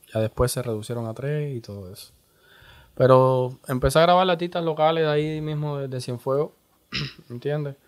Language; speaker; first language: Spanish; native; Spanish